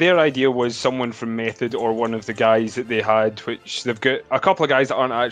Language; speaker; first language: English; native; English